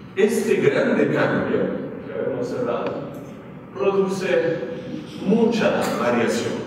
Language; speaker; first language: Spanish; non-native, fluent; Italian